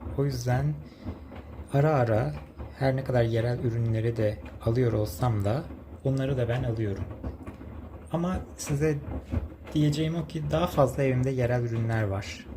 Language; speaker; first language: Turkish; native; Turkish